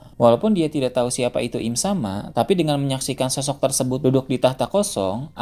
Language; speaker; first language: Indonesian; native; Indonesian